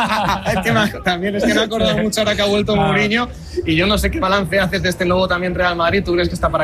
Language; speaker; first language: Spanish; native; Spanish